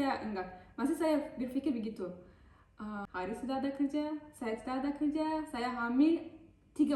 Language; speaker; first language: Indonesian; non-native, learner; Turkish